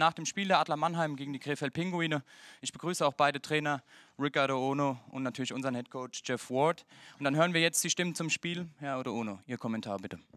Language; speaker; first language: German; native; German